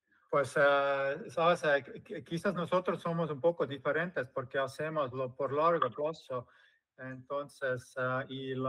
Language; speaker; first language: Spanish; non-native, fluent; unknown